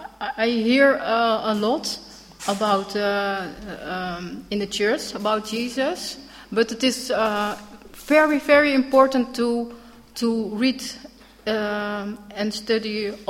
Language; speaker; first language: English; non-native, learner; Dutch